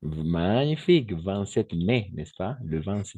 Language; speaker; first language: French; non-native, fluent; Spanish